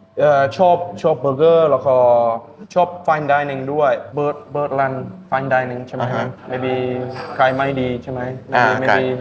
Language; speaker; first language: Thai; non-native, learner; English